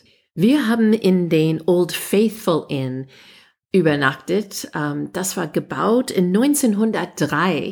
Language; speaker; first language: German; non-native, fluent; English